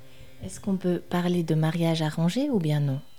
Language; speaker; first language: French; native; French